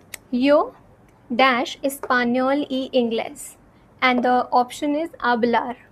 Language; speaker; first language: Spanish; non-native, fluent; Hindi